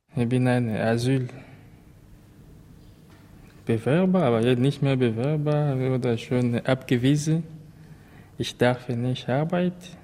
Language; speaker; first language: German; non-native, learner; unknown